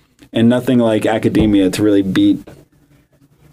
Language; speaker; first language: English; native; English